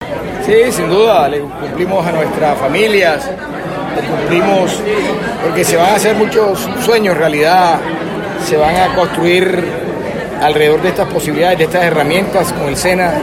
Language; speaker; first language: Spanish; native; Spanish